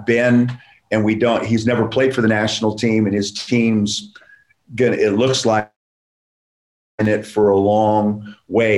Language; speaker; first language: English; native; English